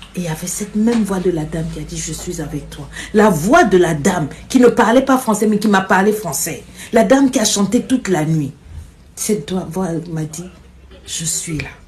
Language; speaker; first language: French; non-native, local second language; Lingala